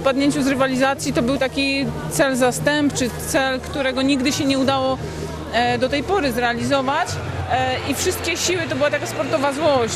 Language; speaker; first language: Polish; native; Polish